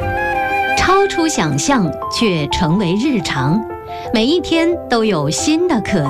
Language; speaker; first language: Chinese; native; Chinese